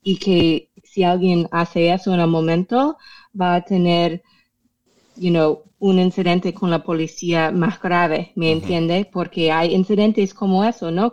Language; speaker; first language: Spanish; non-native, fluent; English